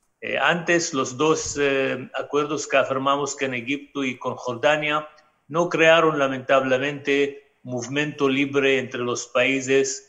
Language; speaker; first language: Spanish; non-native, fluent; Arabic